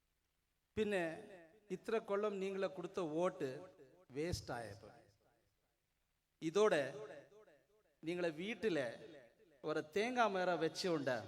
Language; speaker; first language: Malayalam; non-native, learner; Urdu